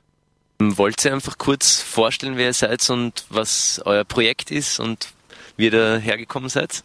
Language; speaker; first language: German; native; German